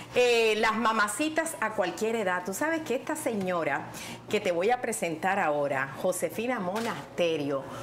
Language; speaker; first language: Spanish; native; Spanish